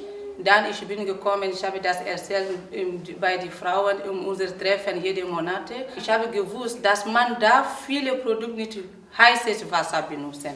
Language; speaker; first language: German; non-native, learner; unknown